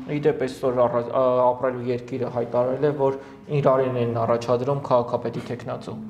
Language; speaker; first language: Armenian; native; Armenian